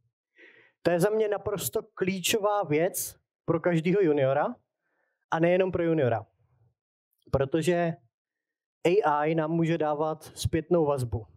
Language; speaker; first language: Czech; native; Czech